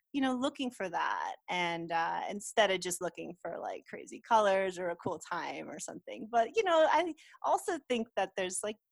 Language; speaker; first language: English; native; English